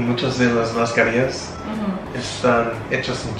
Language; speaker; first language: Spanish; non-native, fluent; English